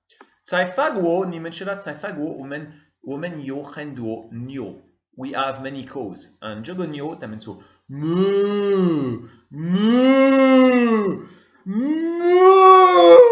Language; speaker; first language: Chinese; non-native, learner; French